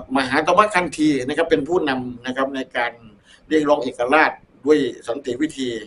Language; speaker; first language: Thai; native; Thai